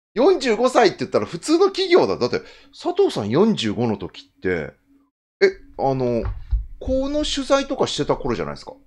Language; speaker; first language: Japanese; native; Japanese